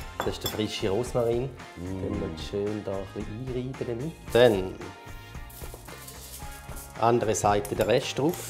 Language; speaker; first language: German; native; German